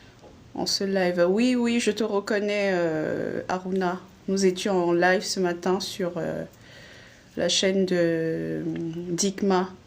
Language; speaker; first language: French; native; French